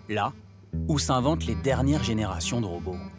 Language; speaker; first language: French; native; French